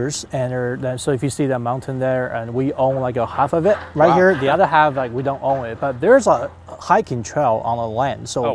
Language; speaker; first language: English; non-native, fluent; Chinese